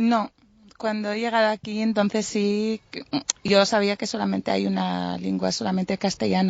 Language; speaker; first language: Spanish; non-native, fluent; Arabic